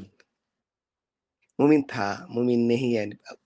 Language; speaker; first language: Hindi; non-native, learner; Bangla